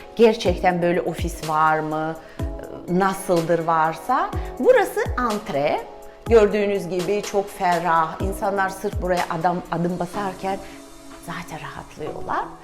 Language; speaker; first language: Turkish; non-native, fluent; Russian